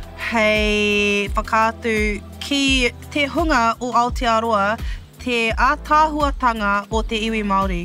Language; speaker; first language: Māori; non-native, local second language; English